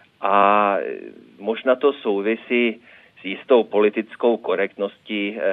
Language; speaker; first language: Czech; non-native, fluent; Norwegian